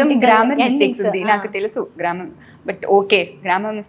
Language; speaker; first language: Telugu; non-native, learner; Tamil